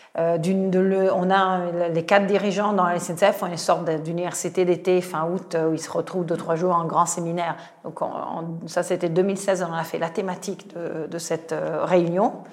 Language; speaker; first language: French; non-native, fluent; Italian